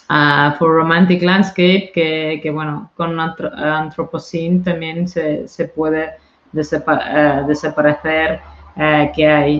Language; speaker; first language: Spanish; non-native, fluent; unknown